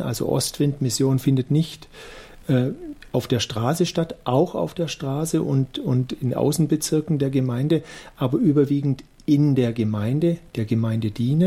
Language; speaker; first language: German; native; German